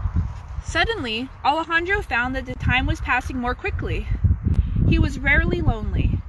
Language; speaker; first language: English; native; English